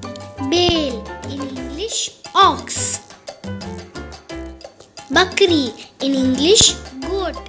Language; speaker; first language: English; non-native, local second language; Hindi